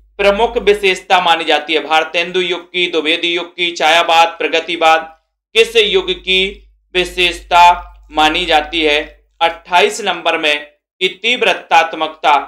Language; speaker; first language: Hindi; native; Hindi